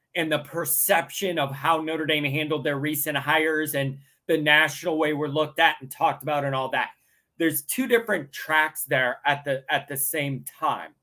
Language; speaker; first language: English; native; English